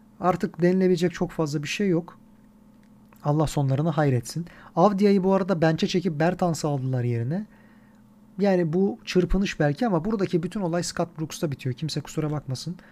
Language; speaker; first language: Turkish; native; Turkish